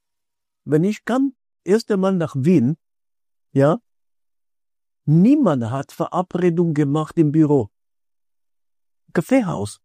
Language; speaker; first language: German; non-native, fluent; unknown